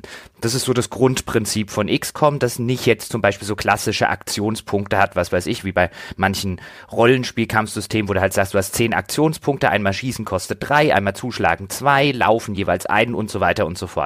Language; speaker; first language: German; native; German